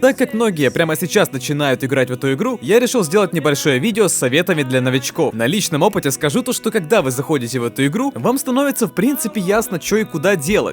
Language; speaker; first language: Russian; native; Russian